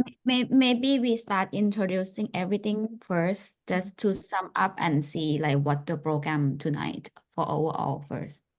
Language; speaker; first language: English; non-native, fluent; Thai